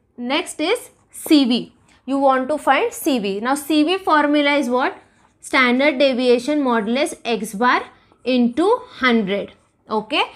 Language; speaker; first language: English; non-native, local second language; Marathi